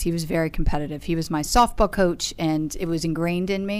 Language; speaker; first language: English; native; English